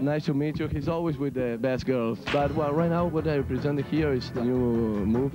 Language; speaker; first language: English; non-native, learner; Spanish